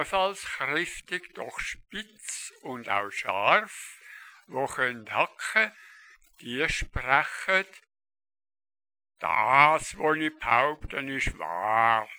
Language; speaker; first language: German; native; German